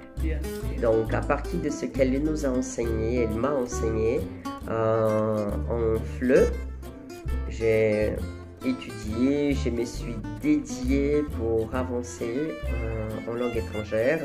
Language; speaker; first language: French; non-native, fluent; Portuguese